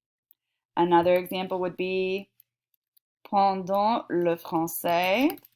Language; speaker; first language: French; non-native, fluent; English